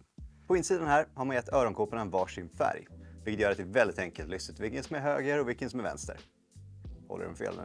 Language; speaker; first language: Swedish; native; Swedish